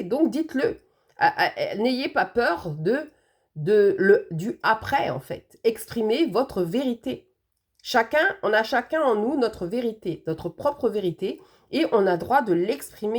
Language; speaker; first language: French; native; French